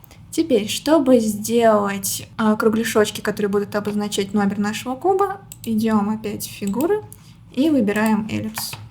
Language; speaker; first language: Russian; native; Russian